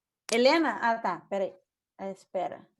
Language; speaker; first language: Portuguese; native; Portuguese